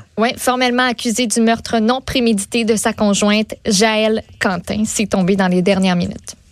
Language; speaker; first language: French; native; French